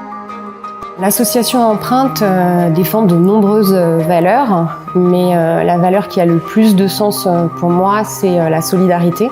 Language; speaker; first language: French; native; French